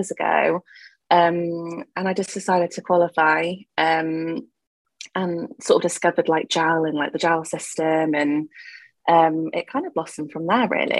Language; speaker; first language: English; native; English